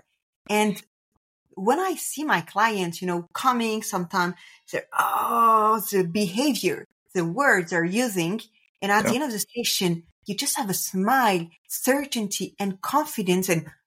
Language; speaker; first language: English; non-native, fluent; French